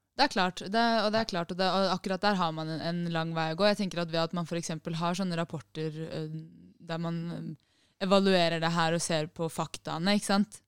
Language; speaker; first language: Norwegian; early bilingual, other home language; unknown